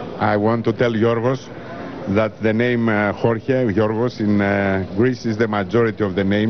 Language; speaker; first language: English; non-native, fluent; Greek